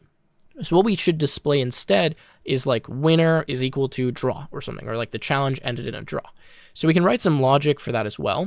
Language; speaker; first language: English; native; English